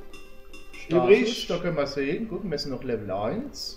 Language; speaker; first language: German; native; German